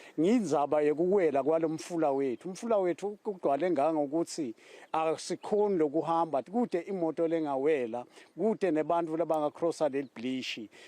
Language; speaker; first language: Zulu; non-native, local second language; Swati